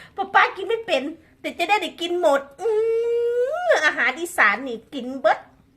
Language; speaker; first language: Thai; native; Thai